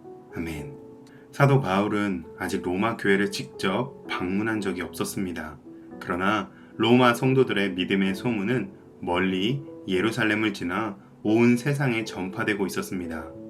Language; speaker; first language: Korean; native; Korean